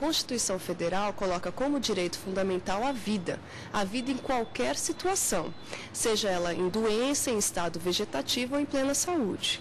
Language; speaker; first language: Portuguese; native; Portuguese